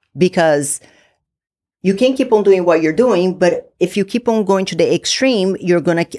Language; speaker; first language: English; non-native, fluent; Portuguese